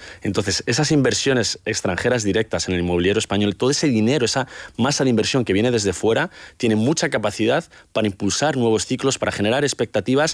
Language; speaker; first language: Spanish; native; Spanish